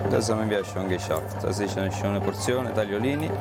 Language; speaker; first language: German; non-native, learner; Italian